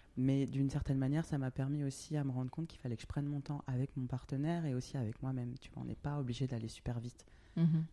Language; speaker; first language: French; native; French